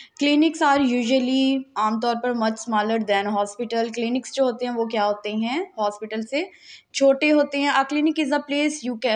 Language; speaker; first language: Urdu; non-native, local second language; Punjabi